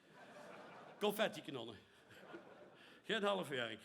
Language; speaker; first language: Dutch; native; Dutch